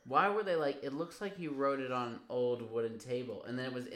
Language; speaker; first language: English; native; English